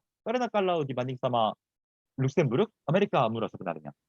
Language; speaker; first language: Indonesian; non-native, fluent; Korean